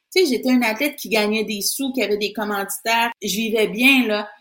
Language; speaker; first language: French; native; French